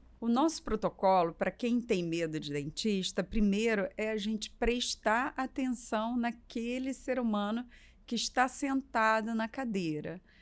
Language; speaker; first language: Portuguese; native; Portuguese